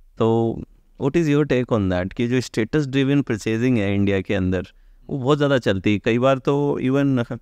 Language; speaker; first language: Hindi; native; Hindi